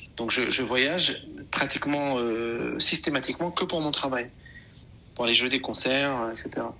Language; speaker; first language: French; native; French